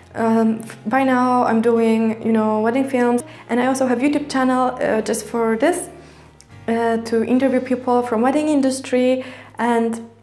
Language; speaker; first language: English; non-native, fluent; Polish